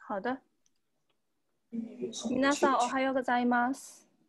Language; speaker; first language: Japanese; non-native, fluent; Chinese